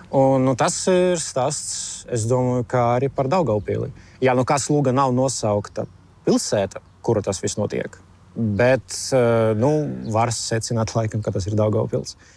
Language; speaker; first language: Latvian; non-native, local second language; Russian